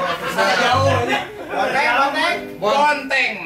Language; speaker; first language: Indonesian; non-native, local second language; Sundanese